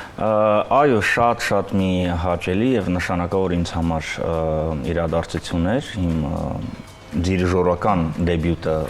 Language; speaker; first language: Armenian; early bilingual, heritage; Armenian